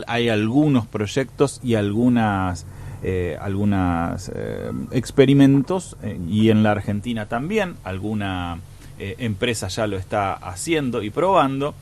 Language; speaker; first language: Spanish; native; Spanish